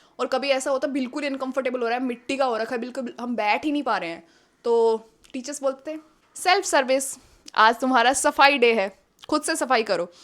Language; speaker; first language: Hindi; native; Hindi